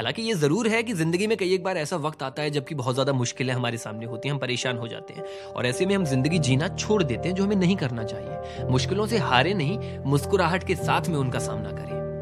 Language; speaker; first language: Hindi; native; Hindi